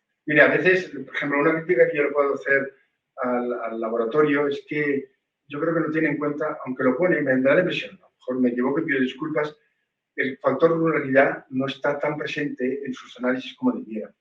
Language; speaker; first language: Spanish; native; Spanish